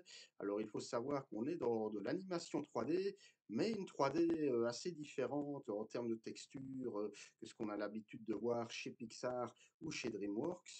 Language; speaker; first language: French; native; French